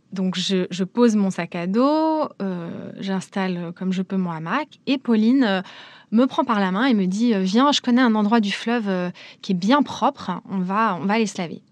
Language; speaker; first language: French; native; French